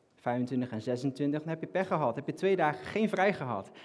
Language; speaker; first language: Dutch; native; Dutch